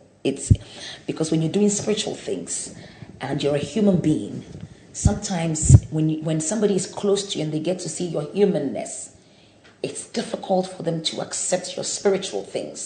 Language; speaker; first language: English; non-native, local second language; Akan